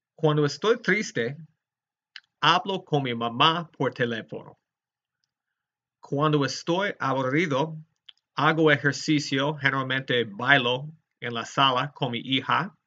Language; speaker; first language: Spanish; non-native, fluent; English